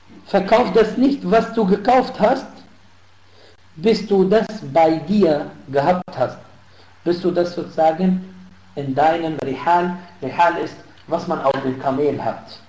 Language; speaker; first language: German; non-native, fluent; Arabic